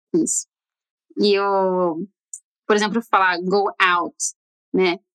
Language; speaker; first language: Portuguese; native; Portuguese